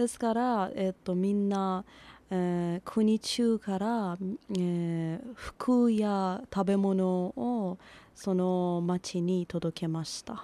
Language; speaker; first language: Japanese; non-native, learner; Persian